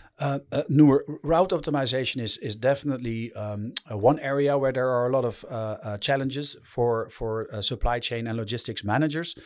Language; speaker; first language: English; non-native, fluent; Dutch